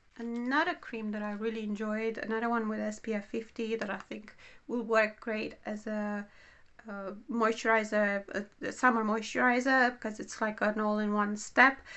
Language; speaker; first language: English; non-native, fluent; Romanian